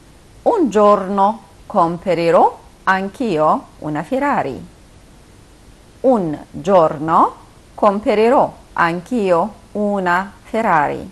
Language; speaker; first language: Italian; non-native, fluent; Arabic